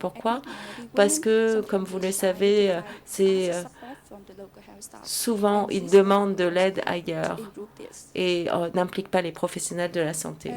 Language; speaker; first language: French; non-native, fluent; Vietnamese